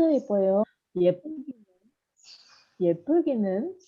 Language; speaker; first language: Korean; non-native, fluent; Indonesian